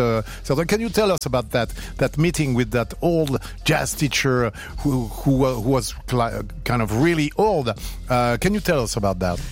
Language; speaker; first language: English; non-native, fluent; French